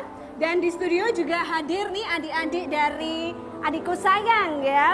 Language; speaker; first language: Indonesian; native; Indonesian